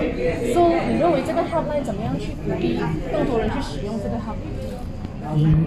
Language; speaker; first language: Chinese; native; Chinese